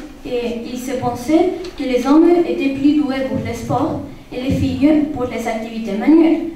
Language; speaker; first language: French; non-native, learner; Spanish